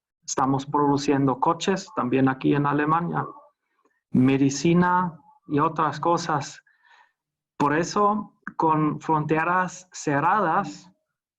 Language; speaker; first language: Spanish; non-native, fluent; German